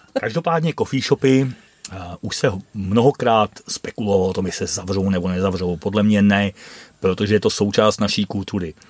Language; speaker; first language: Czech; non-native, fluent; Dutch